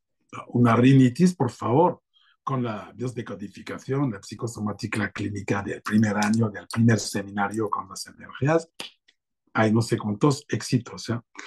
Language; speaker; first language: Spanish; non-native, fluent; French